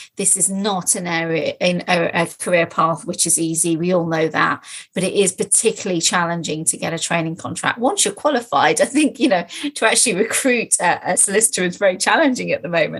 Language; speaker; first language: English; native; English